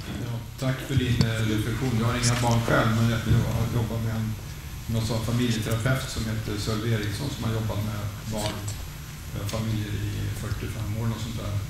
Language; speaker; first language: Swedish; native; Swedish